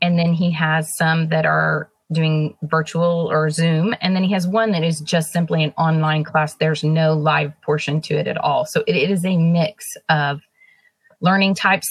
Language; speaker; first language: English; native; English